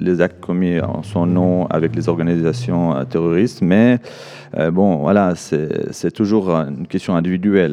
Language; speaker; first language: French; non-native, fluent; Arabic